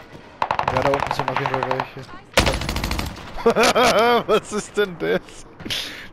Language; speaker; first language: German; native; German